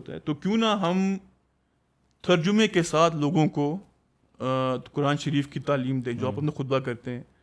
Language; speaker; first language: Urdu; non-native, local second language; Pashto